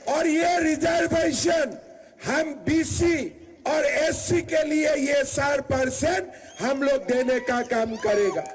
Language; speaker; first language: Hindi; non-native, local second language; Assamese